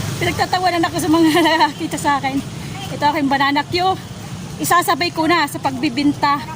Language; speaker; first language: Filipino; non-native, local second language; Waray